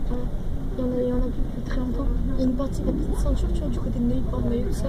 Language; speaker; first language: French; native; French